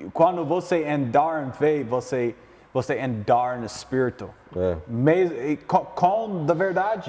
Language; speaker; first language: Portuguese; non-native, learner; English